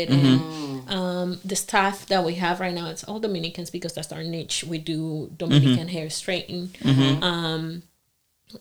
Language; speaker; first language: English; non-native, fluent; Spanish